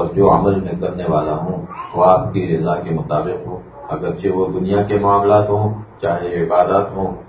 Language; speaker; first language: Urdu; native; Urdu